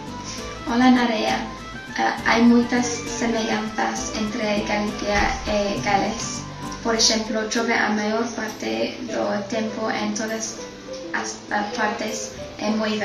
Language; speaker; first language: Galician; non-native, learner; English